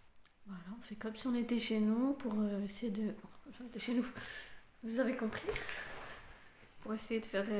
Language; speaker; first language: French; native; French